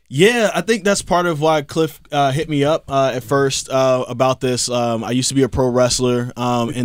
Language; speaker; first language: English; native; English